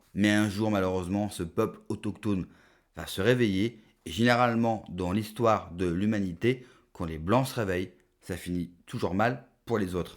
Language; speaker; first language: French; native; French